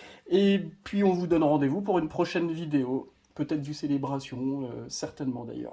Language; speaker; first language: French; native; French